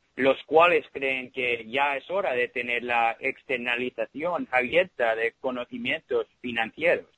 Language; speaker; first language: Spanish; early bilingual, heritage; Spanish